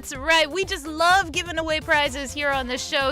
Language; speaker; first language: English; native; English